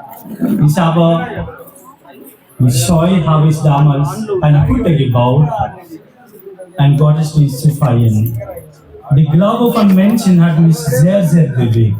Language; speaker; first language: German; non-native, fluent; Telugu